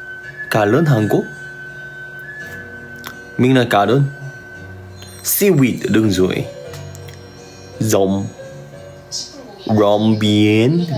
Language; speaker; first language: Vietnamese; non-native, learner; Korean